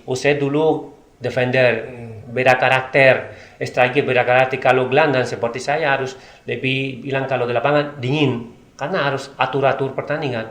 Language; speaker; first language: Indonesian; non-native, learner; Spanish